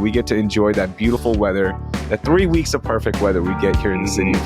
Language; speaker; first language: English; native; English